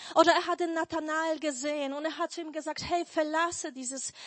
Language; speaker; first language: German; non-native, fluent; Polish